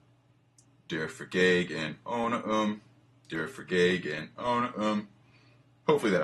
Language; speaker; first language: German; non-native, learner; English